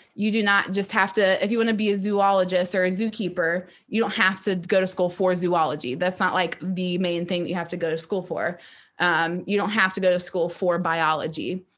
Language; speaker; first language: English; native; English